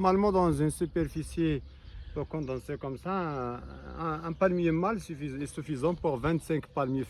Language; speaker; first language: French; non-native, local second language; Berber languages